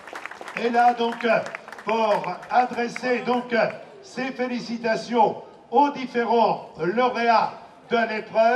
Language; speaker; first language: French; native; French